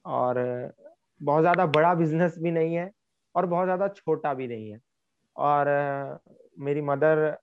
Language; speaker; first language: Hindi; native; Hindi